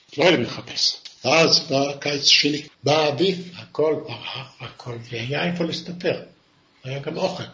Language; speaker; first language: Hebrew; non-native, fluent; Yiddish